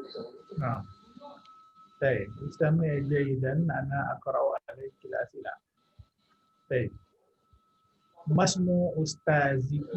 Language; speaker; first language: Arabic; non-native, fluent; Indonesian